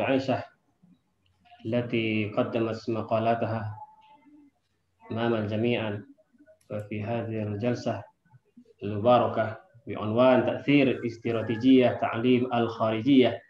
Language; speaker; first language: Arabic; non-native, fluent; Indonesian